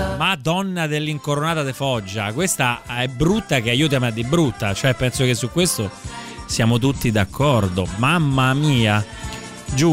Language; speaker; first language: Italian; native; Italian